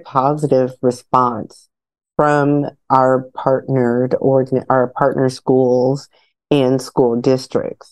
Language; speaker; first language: English; native; English